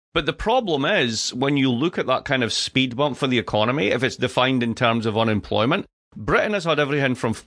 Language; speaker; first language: English; native; English